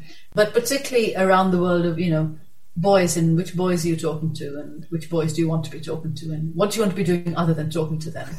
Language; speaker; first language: English; non-native, local second language; Urdu